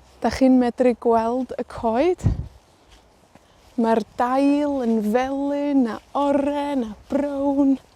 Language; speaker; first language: Welsh; native; Welsh